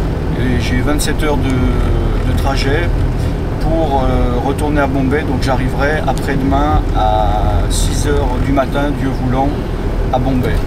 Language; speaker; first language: French; native; French